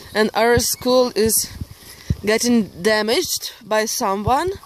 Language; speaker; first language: English; non-native, fluent; Ukrainian